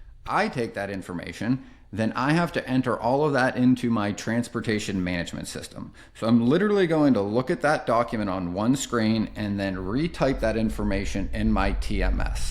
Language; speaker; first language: English; native; English